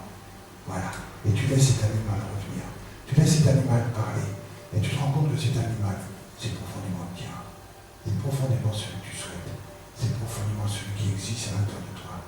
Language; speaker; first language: French; native; French